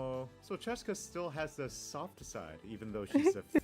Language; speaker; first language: English; native; English